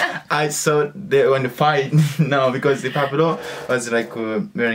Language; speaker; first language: English; non-native, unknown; Japanese